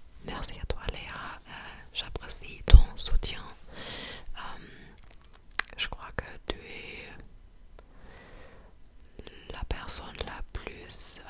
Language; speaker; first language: French; non-native, fluent; English